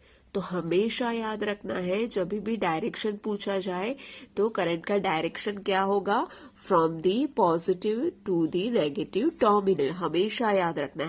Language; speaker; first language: Hindi; non-native, local second language; Gujarati